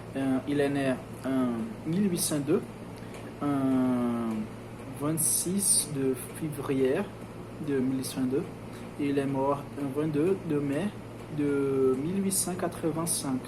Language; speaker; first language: French; non-native, learner; Portuguese